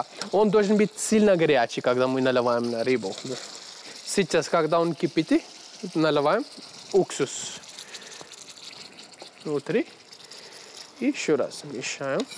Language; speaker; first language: Russian; non-native, learner; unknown